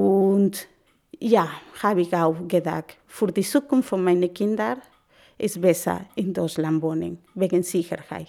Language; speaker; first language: German; non-native, learner; Spanish